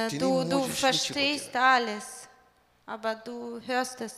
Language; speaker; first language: German; non-native, fluent; Russian